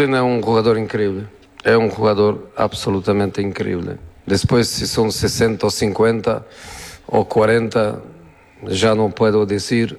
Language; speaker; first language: Spanish; non-native, fluent; Portuguese